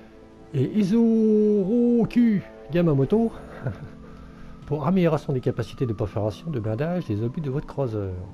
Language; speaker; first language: French; native; French